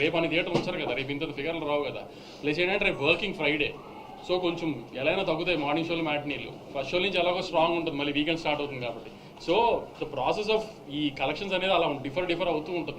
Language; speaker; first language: Telugu; native; Telugu